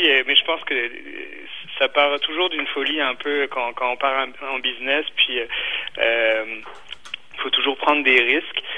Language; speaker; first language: French; native; French